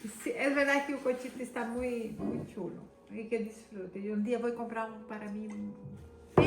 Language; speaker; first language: Spanish; non-native, fluent; Portuguese